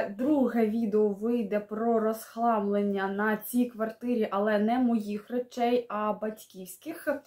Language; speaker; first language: Ukrainian; non-native, local second language; Russian